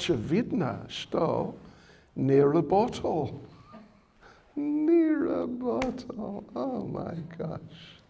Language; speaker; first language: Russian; non-native, learner; English